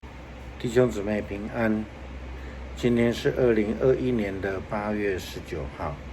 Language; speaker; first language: Chinese; native; Chinese